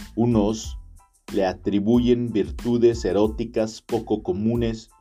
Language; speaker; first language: Spanish; native; Spanish